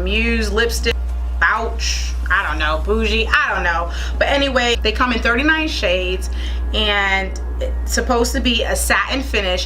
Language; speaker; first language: English; native; English